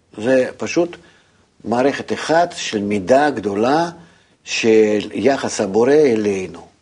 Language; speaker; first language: Hebrew; non-native, fluent; Russian